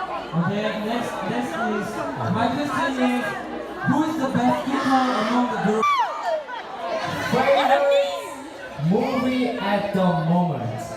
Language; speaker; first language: English; non-native, learner; Korean